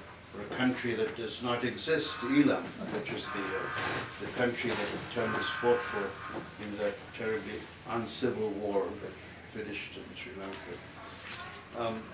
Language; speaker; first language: English; non-native, local second language; Tamil